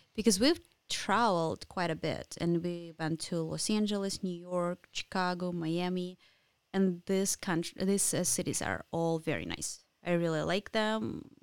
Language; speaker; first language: English; non-native, fluent; Ukrainian